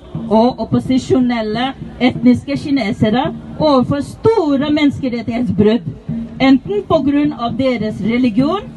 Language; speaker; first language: Norwegian; non-native, fluent; Tibetan